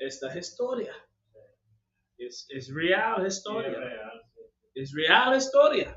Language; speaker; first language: Spanish; non-native, learner; English